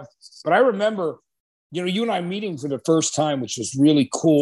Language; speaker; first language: English; native; English